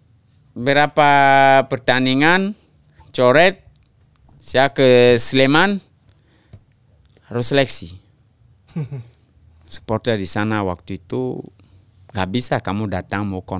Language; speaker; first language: Indonesian; non-native, local second language; French